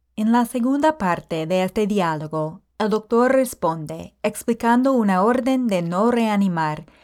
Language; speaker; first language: Spanish; non-native, fluent; English